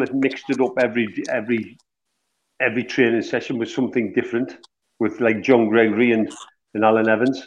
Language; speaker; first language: English; native; English